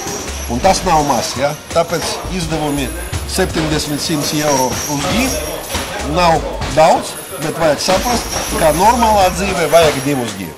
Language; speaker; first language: Latvian; non-native, local second language; Russian